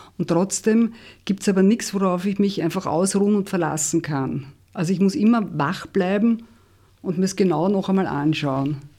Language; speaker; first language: German; native; German